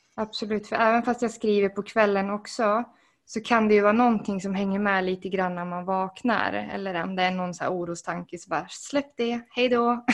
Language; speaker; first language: Swedish; native; Swedish